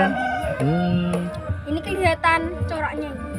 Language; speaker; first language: Indonesian; non-native, local second language; Javanese